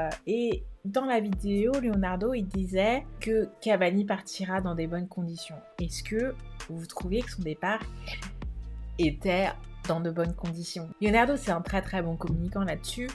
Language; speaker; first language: French; native; French